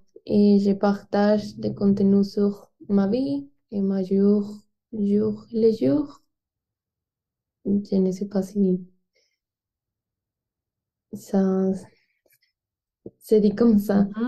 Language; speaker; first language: French; non-native, learner; Spanish